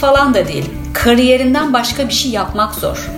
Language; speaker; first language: Turkish; native; Turkish